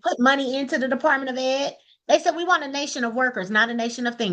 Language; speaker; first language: English; native; English